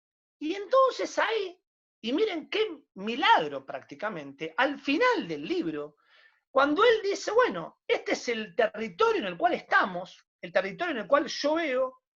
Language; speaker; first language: Spanish; native; Spanish